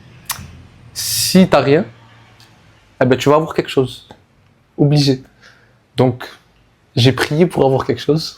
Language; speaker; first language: French; native; French